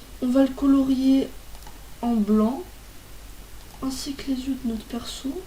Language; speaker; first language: French; native; French